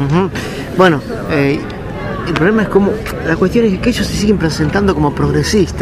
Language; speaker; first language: Spanish; native; Spanish